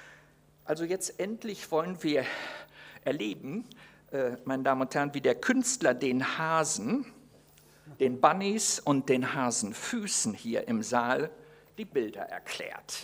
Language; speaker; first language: German; native; German